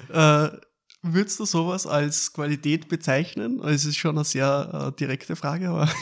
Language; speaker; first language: German; native; German